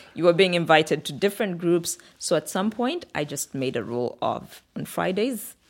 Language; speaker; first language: English; non-native, local second language; Bemba